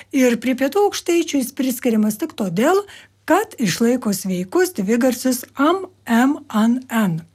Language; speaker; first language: Lithuanian; native; Lithuanian